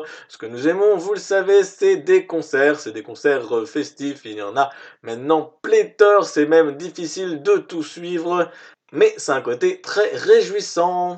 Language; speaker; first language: French; native; French